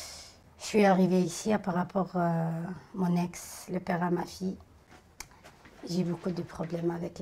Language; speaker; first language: French; non-native, fluent; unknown